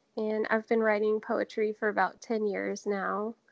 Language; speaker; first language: English; native; English